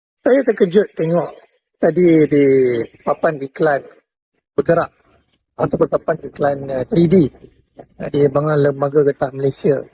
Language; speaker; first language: Malay; native; Malay